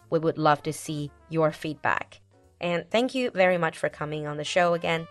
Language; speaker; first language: English; non-native, fluent; Chinese